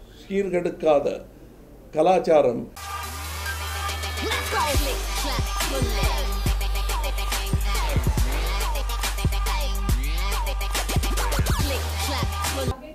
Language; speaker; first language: Tamil; native; Tamil